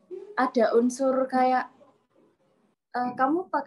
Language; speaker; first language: Indonesian; native; Indonesian